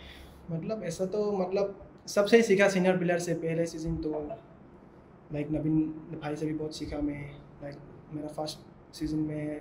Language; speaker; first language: Hindi; non-native, local second language; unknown